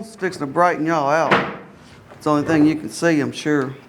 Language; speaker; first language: English; native; English